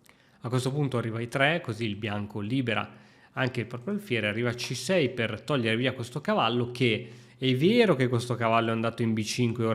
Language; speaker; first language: Italian; native; Italian